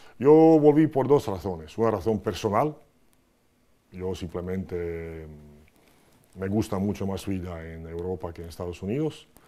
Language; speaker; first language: Spanish; non-native, fluent; Croatian